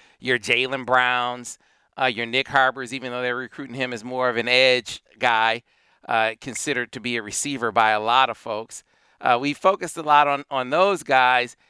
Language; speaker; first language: English; native; English